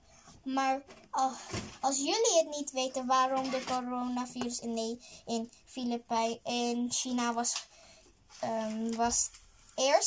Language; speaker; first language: Dutch; early bilingual, other home language; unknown